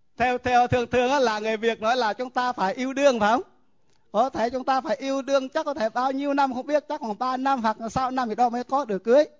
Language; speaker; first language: Vietnamese; non-native, local second language; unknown